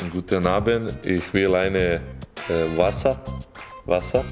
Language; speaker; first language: German; non-native, learner; Serbian